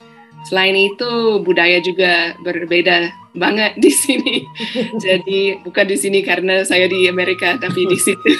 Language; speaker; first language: Indonesian; non-native, fluent; English